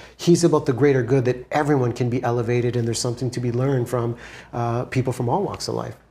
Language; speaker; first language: English; native; English